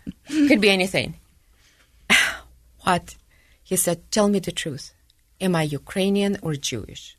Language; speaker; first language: English; non-native, fluent; Ukrainian